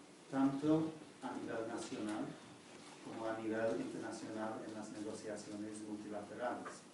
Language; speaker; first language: Spanish; non-native, fluent; English